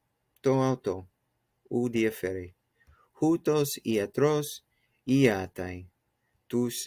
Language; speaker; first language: Greek; non-native, fluent; English